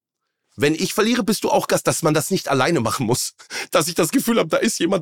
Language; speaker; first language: German; native; German